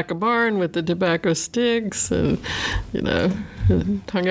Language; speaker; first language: English; native; English